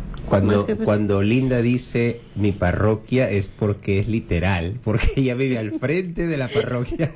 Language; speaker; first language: Spanish; native; Spanish